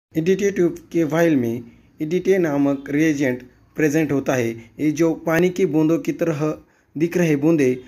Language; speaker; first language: Hindi; non-native, local second language; Marathi